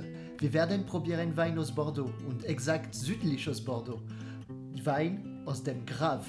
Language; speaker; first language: German; non-native, fluent; French